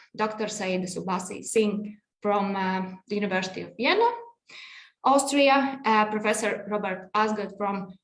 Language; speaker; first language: English; non-native, fluent; Latvian